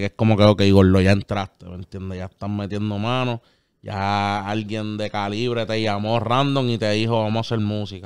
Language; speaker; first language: Spanish; native; Spanish